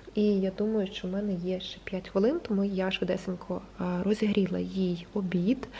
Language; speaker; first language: Ukrainian; non-native, local second language; Russian